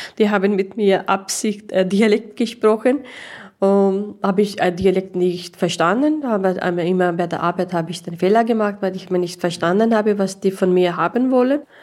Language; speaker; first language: German; non-native, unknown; Urdu